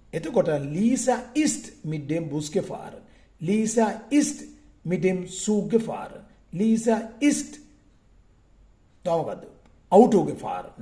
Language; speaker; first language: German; non-native, fluent; Sinhala